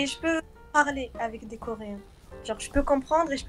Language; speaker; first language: French; non-native, local second language; Arabic